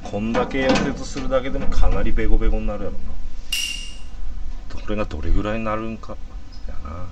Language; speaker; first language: Japanese; native; Japanese